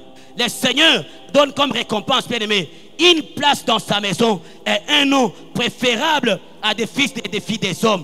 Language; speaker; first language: French; non-native, local second language; Lingala